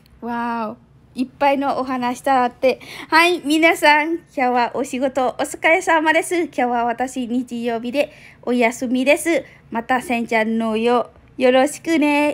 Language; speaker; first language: Japanese; non-native, learner; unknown